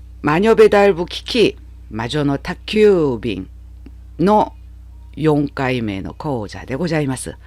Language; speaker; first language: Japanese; non-native, fluent; Korean